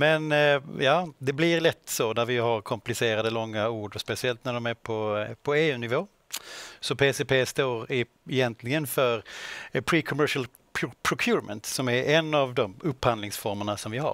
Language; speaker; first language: Swedish; native; Swedish